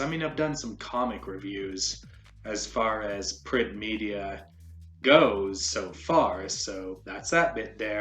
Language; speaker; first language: English; native; English